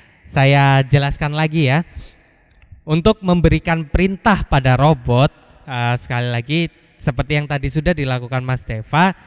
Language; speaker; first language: Indonesian; native; Indonesian